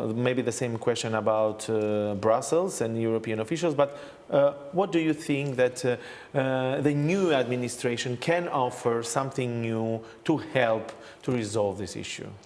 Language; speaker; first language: English; non-native, fluent; Albanian